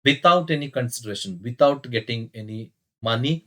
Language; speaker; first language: English; non-native, local second language; Kannada